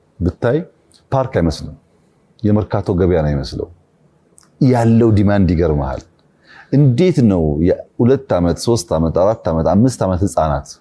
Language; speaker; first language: Amharic; non-native, local second language; Oromo